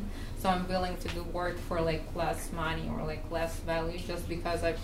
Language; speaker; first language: English; non-native, fluent; Russian